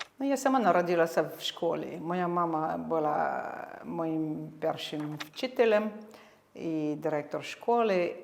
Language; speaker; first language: Ukrainian; non-native, fluent; French